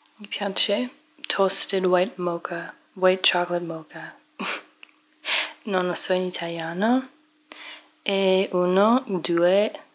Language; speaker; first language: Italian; non-native, learner; English